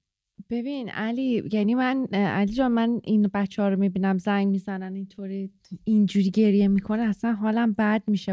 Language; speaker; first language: Persian; native; Persian